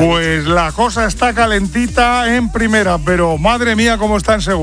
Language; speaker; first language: Spanish; native; Spanish